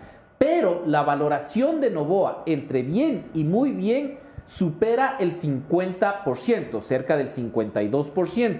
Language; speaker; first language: Spanish; native; Spanish